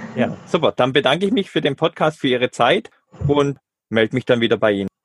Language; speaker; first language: German; native; German